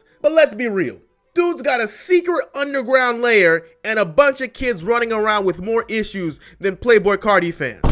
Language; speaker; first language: English; native; English